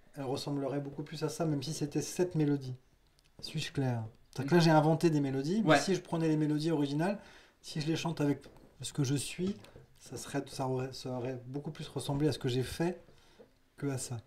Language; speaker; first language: French; native; French